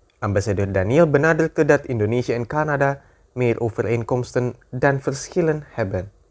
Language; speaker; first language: Dutch; non-native, fluent; Indonesian